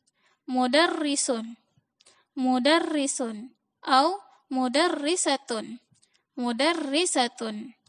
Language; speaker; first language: Arabic; non-native, fluent; Indonesian